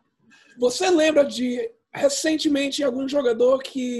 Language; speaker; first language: Portuguese; early bilingual, heritage; Portuguese